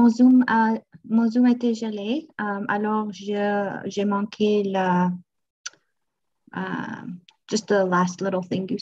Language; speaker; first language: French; non-native, learner; English